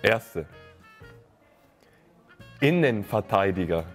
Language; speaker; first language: German; native; German